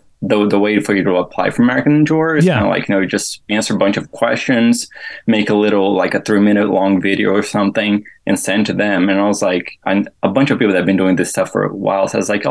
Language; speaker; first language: English; non-native, fluent; Portuguese